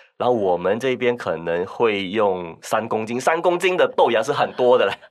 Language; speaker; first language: Chinese; non-native, local second language; Min Nan Chinese